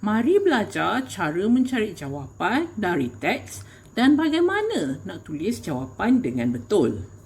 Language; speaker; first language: Malay; native; Malay